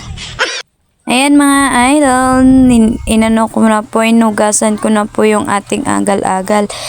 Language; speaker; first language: Filipino; non-native, local second language; Cebuano